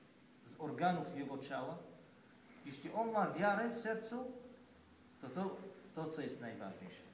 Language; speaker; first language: Polish; non-native, fluent; Arabic